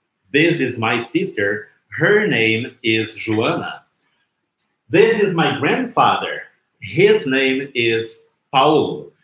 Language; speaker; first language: English; non-native, fluent; Portuguese